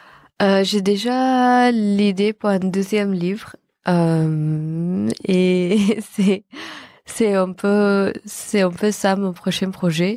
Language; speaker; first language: French; non-native, fluent; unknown